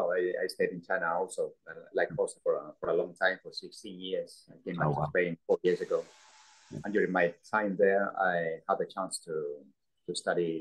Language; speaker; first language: English; non-native, fluent; Spanish